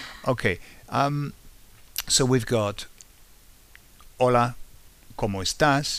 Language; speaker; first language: Spanish; non-native, learner; English